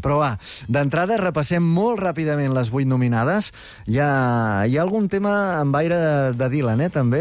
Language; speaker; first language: Catalan; native; Catalan